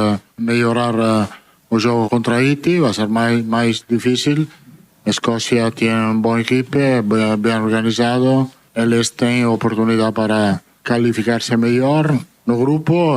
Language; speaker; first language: Portuguese; non-native, fluent; Italian